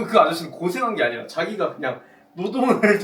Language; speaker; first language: Korean; native; Korean